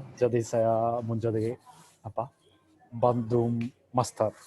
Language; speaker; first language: Indonesian; non-native, learner; Japanese